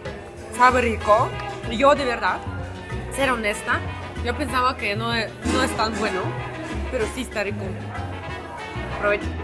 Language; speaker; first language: Spanish; non-native, fluent; Russian